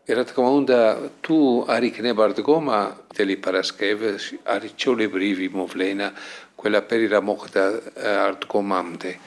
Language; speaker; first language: Georgian; non-native, fluent; Italian